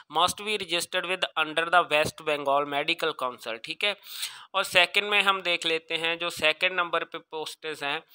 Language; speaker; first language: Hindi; non-native, local second language; Punjabi